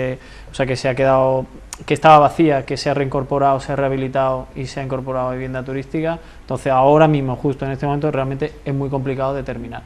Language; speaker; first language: Spanish; native; Spanish